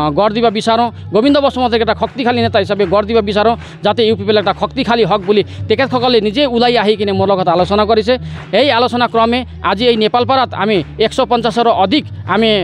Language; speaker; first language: Assamese; non-native, local second language; Nepali